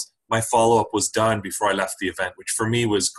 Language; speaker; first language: English; native; English